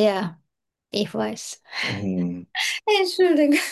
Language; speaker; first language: German; non-native, learner; Turkish